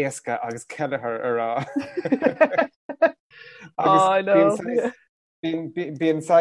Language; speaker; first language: Irish; non-native, local second language; English